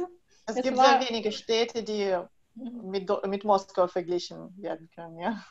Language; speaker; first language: German; non-native, fluent; Russian